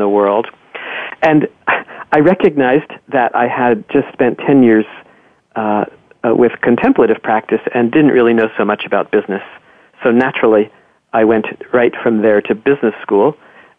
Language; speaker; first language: English; native; English